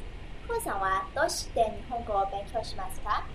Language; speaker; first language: Japanese; non-native, learner; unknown